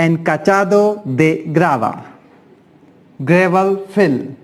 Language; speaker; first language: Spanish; non-native, learner; Hindi